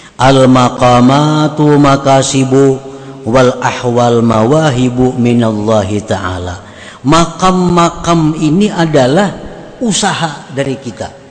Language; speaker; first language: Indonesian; non-native, local second language; Banjar